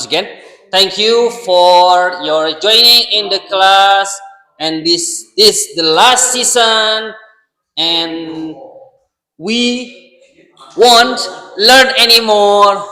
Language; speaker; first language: English; non-native, learner; Indonesian